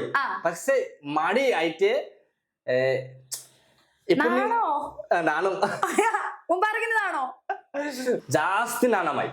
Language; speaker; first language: Malayalam; non-native, local second language; Bangla